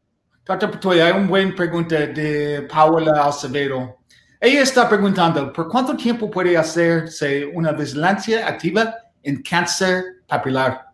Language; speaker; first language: Spanish; non-native, fluent; English